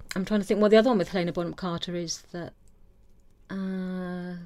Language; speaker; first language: English; native; English